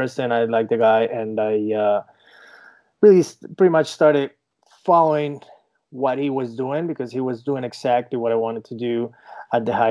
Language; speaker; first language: English; non-native, fluent; Spanish